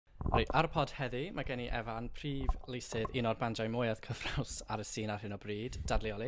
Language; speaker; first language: Welsh; non-native, fluent; English